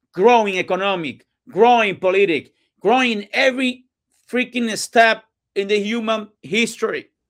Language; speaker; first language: English; non-native, learner; Spanish